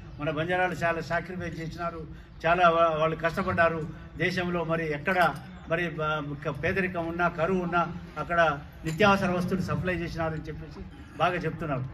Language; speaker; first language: Telugu; non-native, local second language; Lambadi